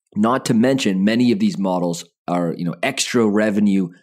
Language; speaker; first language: English; native; English